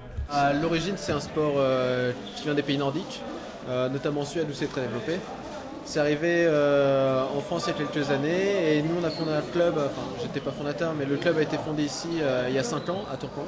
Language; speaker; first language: French; native; French